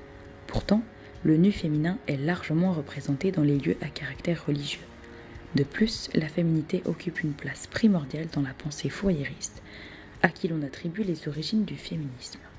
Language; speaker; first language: French; native; French